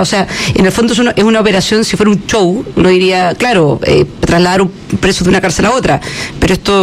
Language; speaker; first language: Spanish; native; Spanish